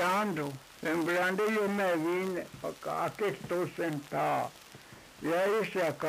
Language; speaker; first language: Spanish; non-native, local second language; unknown